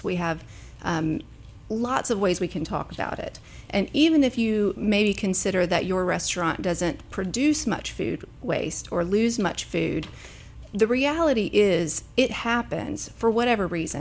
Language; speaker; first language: English; native; English